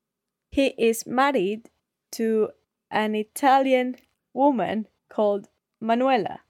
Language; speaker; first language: English; non-native, learner; Spanish